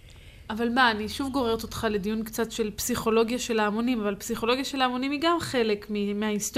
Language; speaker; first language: Hebrew; native; Hebrew